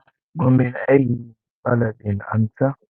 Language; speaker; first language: Arabic; non-native, learner; English